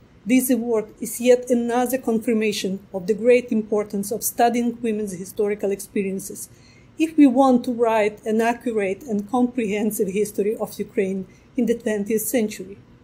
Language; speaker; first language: English; non-native, fluent; Ukrainian